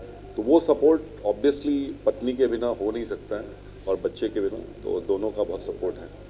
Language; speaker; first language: Hindi; native; Hindi